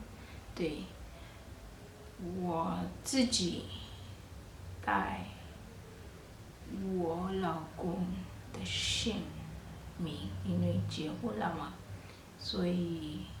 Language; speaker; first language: Chinese; non-native, fluent; Kalenjin